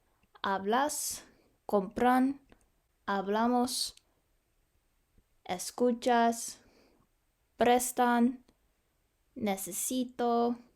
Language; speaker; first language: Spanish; non-native, learner; English